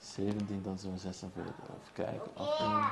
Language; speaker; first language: Dutch; non-native, local second language; Papiamento